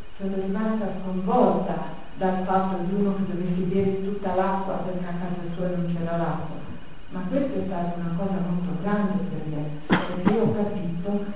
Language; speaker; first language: Italian; native; Italian